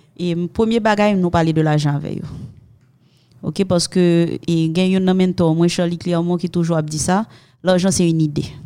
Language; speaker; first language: French; non-native, local second language; Haitian Creole